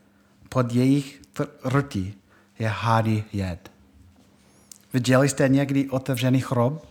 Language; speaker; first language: Czech; non-native, fluent; English